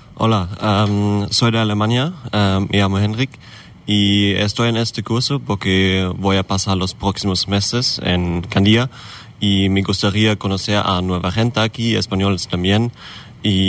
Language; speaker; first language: Spanish; non-native, learner; German